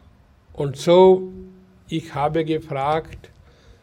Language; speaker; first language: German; non-native, learner; Hindi